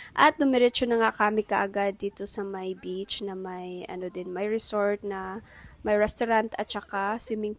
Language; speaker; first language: Filipino; non-native, local second language; Cebuano